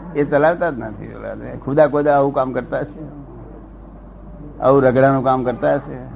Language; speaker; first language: Gujarati; native; Gujarati